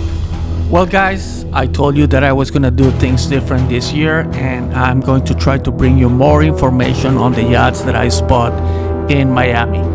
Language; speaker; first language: English; non-native, fluent; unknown